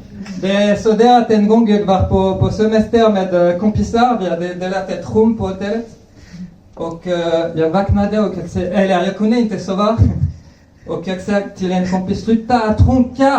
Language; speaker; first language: Swedish; non-native, fluent; French